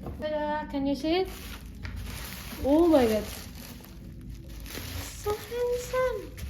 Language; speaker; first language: English; non-native, learner; Indonesian